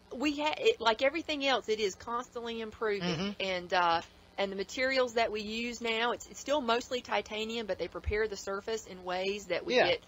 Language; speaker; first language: English; native; English